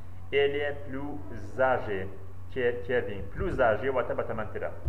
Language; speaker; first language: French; non-native, learner; Central Kurdish